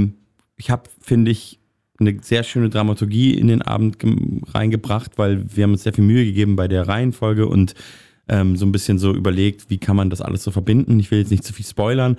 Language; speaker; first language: German; native; German